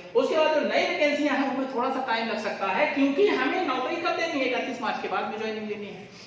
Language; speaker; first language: Hindi; native; Hindi